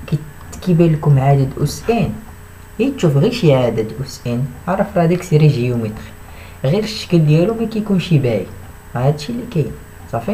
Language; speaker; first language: Arabic; native; Arabic